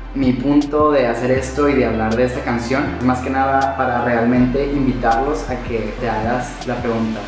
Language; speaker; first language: Spanish; native; Spanish